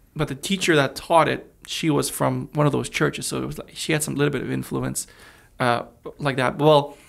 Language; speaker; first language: English; early bilingual, other home language; Russian